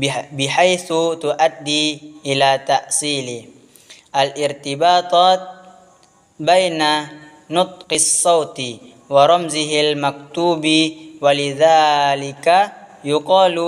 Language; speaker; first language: Arabic; non-native, learner; Indonesian